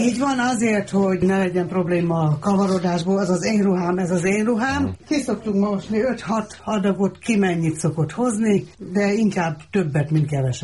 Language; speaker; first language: Hungarian; native; Hungarian